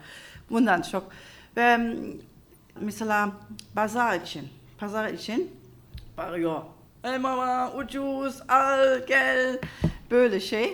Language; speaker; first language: Turkish; non-native, learner; German